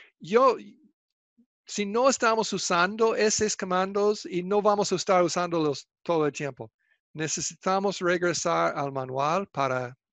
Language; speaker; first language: Spanish; non-native, fluent; English